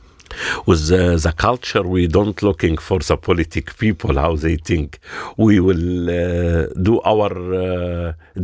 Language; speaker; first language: English; non-native, learner; Arabic